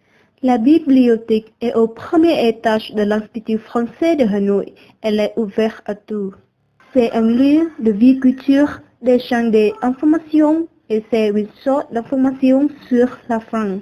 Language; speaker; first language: French; non-native, learner; Vietnamese